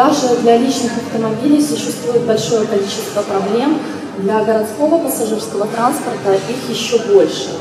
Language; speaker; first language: Russian; native; Russian